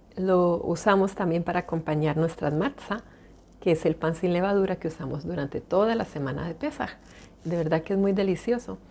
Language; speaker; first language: Spanish; native; Spanish